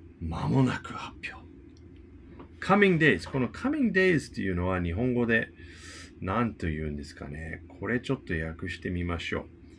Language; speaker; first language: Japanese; non-native, fluent; English